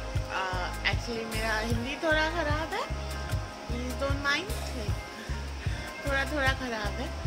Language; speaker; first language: Hindi; non-native, local second language; Bangla